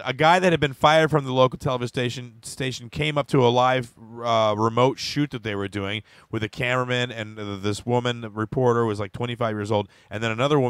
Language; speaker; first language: English; native; English